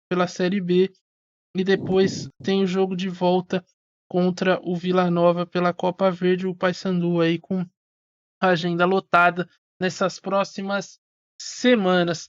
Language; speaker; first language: Portuguese; native; Portuguese